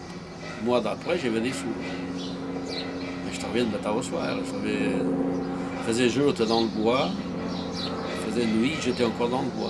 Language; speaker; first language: French; non-native, fluent; Portuguese